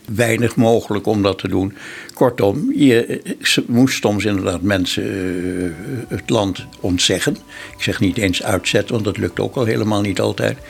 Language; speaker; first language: Dutch; native; Dutch